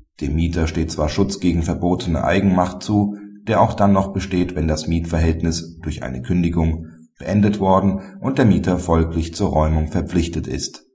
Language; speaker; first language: German; native; German